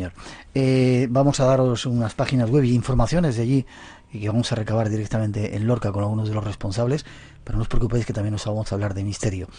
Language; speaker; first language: Spanish; native; Spanish